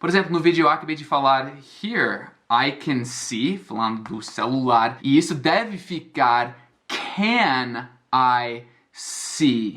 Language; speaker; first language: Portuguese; non-native, fluent; English